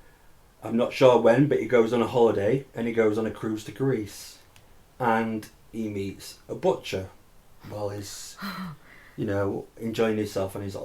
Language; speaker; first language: English; native; English